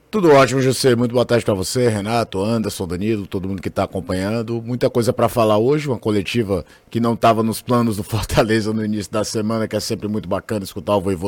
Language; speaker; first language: Portuguese; native; Portuguese